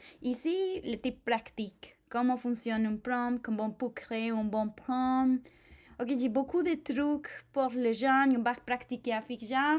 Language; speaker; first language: French; non-native, fluent; Spanish